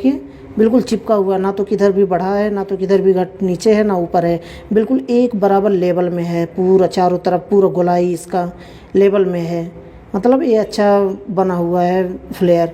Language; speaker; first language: Hindi; native; Hindi